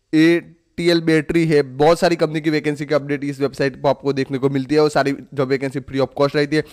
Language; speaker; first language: Hindi; non-native, local second language; Gujarati